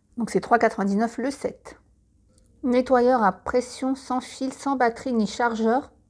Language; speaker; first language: French; native; French